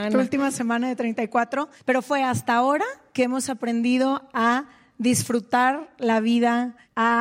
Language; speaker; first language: Spanish; native; Spanish